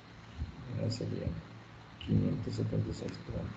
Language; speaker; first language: Spanish; native; Spanish